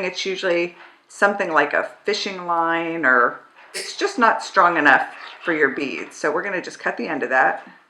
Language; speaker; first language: English; native; English